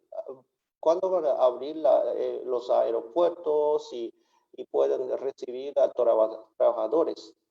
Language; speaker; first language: Spanish; non-native, fluent; Japanese